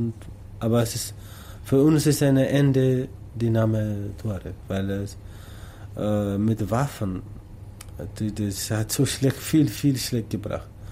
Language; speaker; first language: German; non-native, learner; Tamasheq